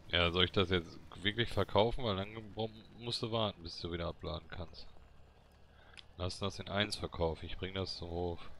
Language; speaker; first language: German; native; German